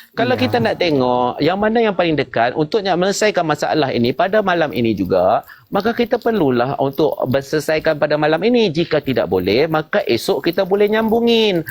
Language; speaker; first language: Malay; native; Malay